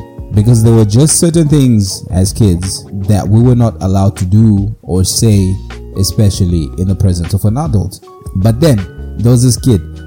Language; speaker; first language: English; non-native, local second language; Shona